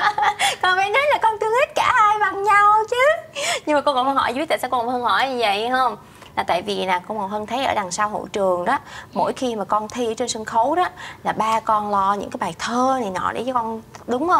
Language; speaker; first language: Vietnamese; native; Vietnamese